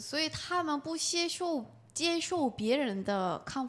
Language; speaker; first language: Chinese; non-native, fluent; Korean